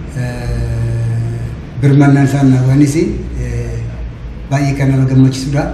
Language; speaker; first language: Oromo; native; Oromo